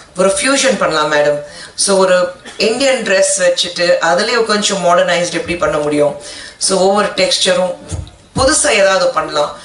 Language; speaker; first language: Tamil; non-native, fluent; Hindi